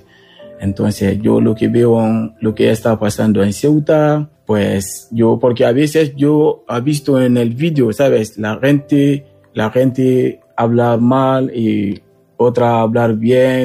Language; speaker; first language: Spanish; non-native, learner; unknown